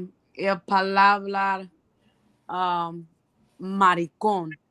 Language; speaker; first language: Spanish; non-native, learner; English